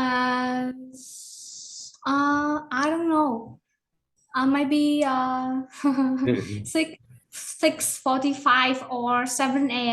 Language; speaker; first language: English; non-native, learner; Vietnamese